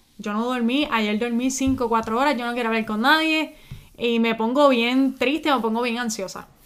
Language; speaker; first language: Spanish; early bilingual, heritage; Spanish